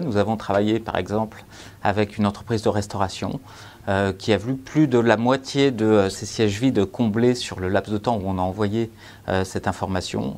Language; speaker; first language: French; native; French